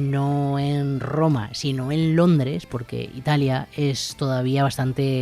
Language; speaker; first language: Spanish; native; Spanish